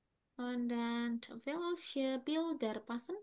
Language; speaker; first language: German; non-native, fluent; Indonesian